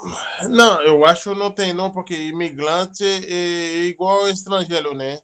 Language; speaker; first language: Portuguese; non-native, learner; Haitian Creole